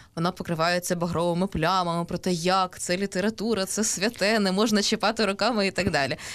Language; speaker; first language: Ukrainian; native; Ukrainian